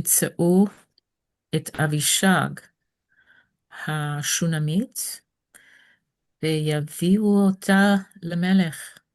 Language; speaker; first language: Hebrew; non-native, learner; English